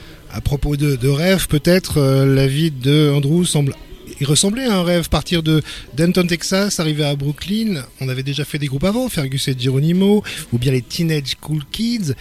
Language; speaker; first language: French; native; French